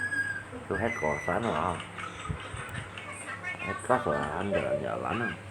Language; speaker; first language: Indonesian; non-native, local second language; Hakka Chinese